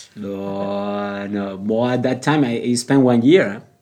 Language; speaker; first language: English; non-native, learner; Spanish